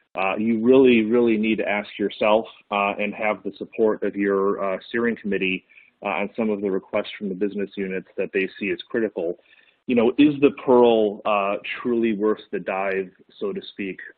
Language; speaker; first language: English; native; English